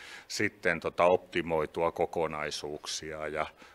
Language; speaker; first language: Finnish; native; Finnish